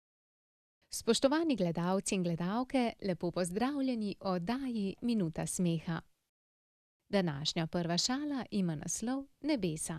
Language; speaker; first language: Slovenian; native; Slovenian